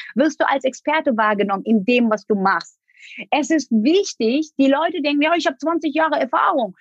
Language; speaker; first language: German; non-native, fluent; Turkish